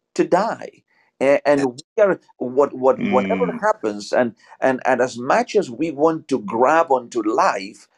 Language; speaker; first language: English; non-native, fluent; Spanish